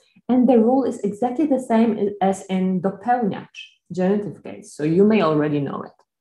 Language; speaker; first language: English; non-native, fluent; Polish